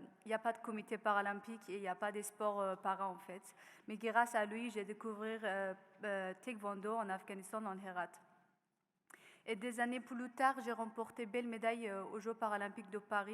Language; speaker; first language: French; non-native, learner; Persian